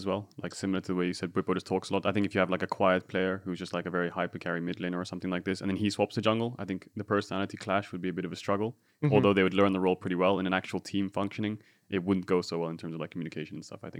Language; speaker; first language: English; native; English